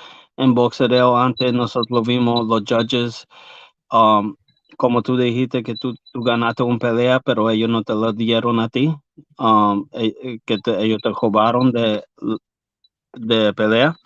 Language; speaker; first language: Spanish; early bilingual, heritage; English